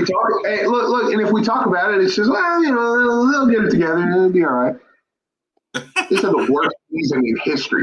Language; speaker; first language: English; native; English